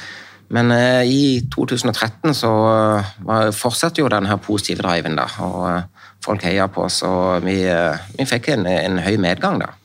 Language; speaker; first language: Norwegian; native; Norwegian